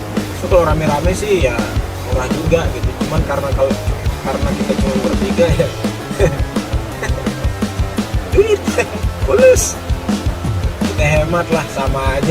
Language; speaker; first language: Indonesian; native; Indonesian